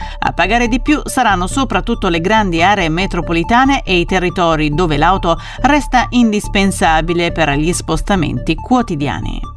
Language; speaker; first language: Italian; native; Italian